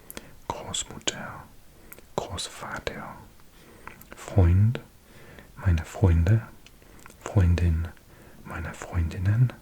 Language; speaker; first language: German; non-native, learner; English